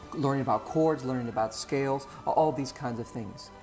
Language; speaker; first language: English; native; English